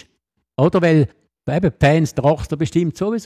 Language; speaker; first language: German; native; German